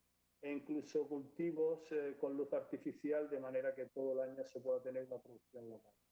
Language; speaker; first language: Spanish; native; Spanish